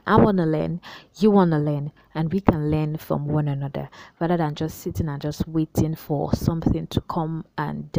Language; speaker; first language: English; non-native, local second language; Yoruba